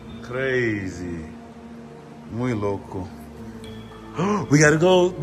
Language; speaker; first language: Spanish; non-native, learner; English